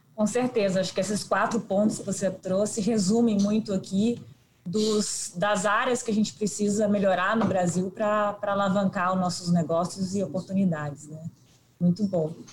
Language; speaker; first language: Portuguese; native; Portuguese